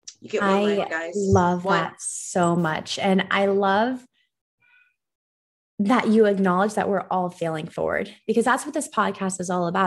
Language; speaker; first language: English; native; English